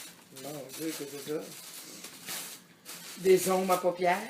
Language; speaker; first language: French; native; French